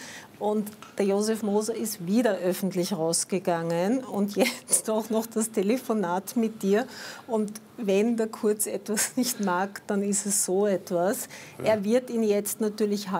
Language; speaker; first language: German; native; German